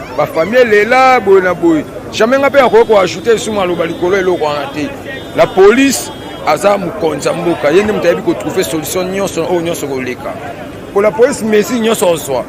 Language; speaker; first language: Lingala; native; Lingala